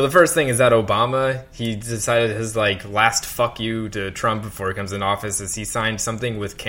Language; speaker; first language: English; native; English